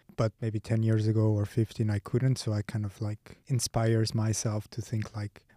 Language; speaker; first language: English; non-native, fluent; Portuguese